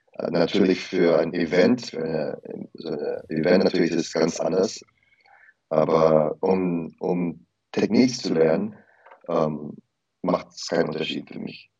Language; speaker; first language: German; early bilingual, heritage; German